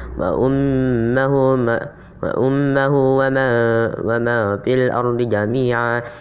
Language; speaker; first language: Arabic; non-native, learner; Indonesian